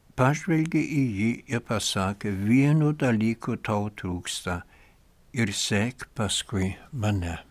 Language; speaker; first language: Lithuanian; non-native, fluent; German